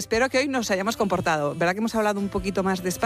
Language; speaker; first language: Spanish; native; Spanish